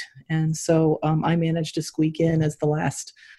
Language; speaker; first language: English; native; English